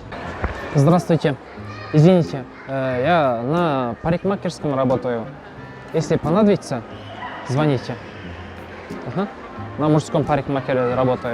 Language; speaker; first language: Russian; non-native, local second language; Kazakh